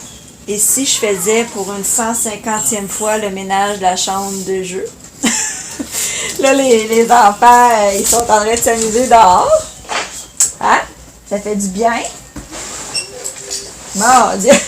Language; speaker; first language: French; native; French